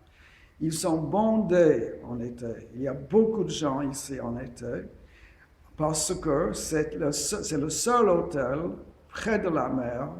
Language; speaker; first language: French; non-native, fluent; English